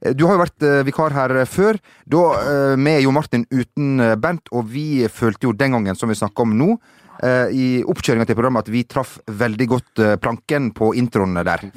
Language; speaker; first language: Norwegian; native; Norwegian